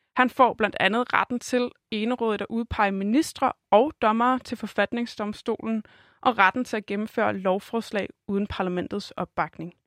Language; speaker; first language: Danish; native; Danish